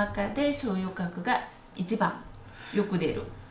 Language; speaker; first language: Japanese; non-native, fluent; Korean